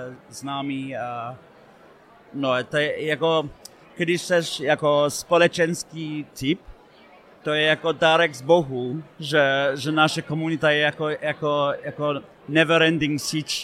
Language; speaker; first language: Czech; non-native, fluent; English